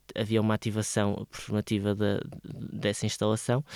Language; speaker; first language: Portuguese; native; Portuguese